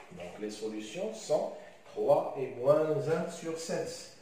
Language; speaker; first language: French; non-native, local second language; Arabic